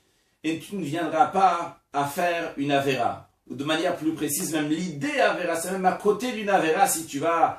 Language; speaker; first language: French; native; French